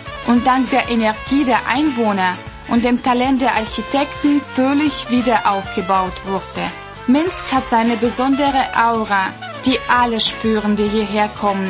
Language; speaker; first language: German; non-native, fluent; Russian